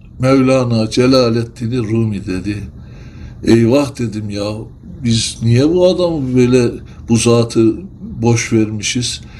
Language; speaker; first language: Turkish; native; Turkish